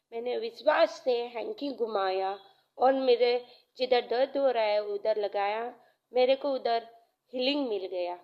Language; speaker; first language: Hindi; non-native, local second language; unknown